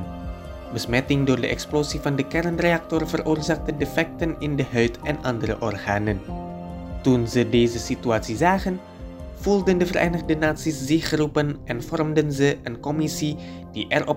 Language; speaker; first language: Dutch; non-native, fluent; Indonesian